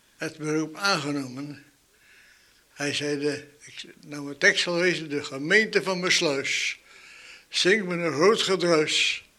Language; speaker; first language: Dutch; native; Dutch